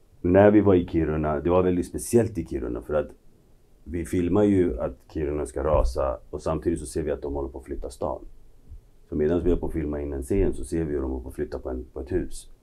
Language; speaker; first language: Swedish; early bilingual, other home language; Kurdish